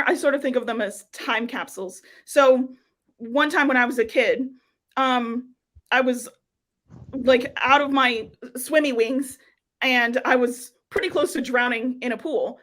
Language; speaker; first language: English; native; English